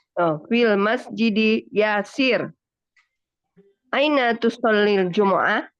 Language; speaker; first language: Arabic; non-native, learner; Indonesian